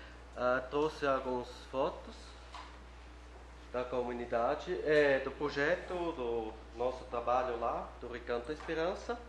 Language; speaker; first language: Portuguese; non-native, fluent; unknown